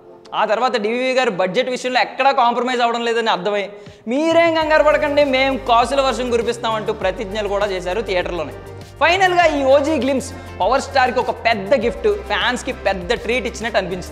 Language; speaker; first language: Telugu; native; Telugu